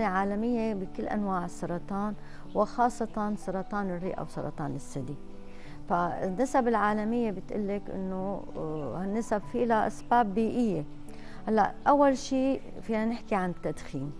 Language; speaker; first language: Arabic; native; Arabic